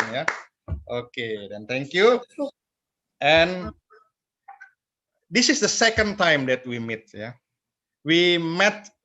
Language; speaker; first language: English; non-native, fluent; Indonesian